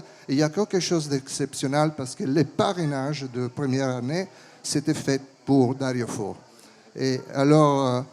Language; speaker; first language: French; non-native, fluent; Italian